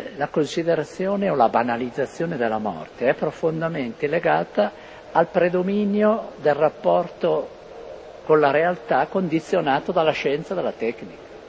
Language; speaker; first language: Italian; native; Italian